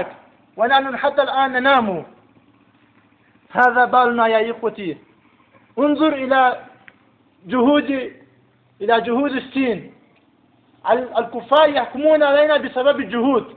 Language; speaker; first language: Arabic; non-native, learner; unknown